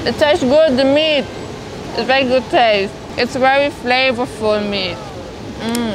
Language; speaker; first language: English; non-native, fluent; German